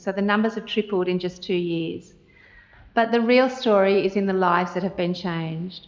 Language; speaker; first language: English; native; English